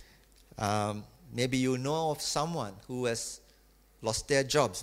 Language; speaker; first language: English; non-native, local second language; Tamil